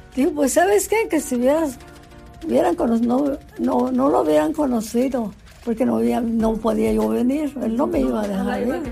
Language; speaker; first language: Spanish; early bilingual, heritage; Spanish